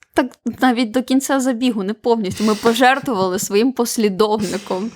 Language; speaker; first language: Ukrainian; native; Ukrainian